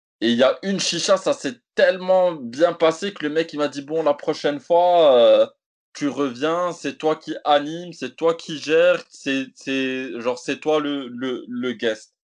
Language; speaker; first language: French; native; French